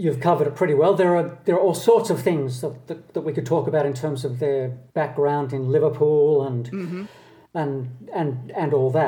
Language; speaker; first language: English; native; English